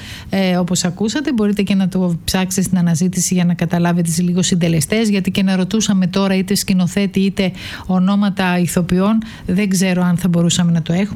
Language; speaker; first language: Greek; native; Greek